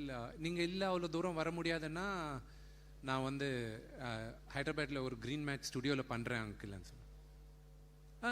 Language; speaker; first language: Tamil; non-native, local second language; Telugu